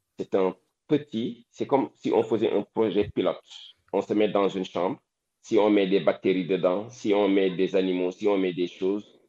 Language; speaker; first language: French; non-native, local second language; Wolof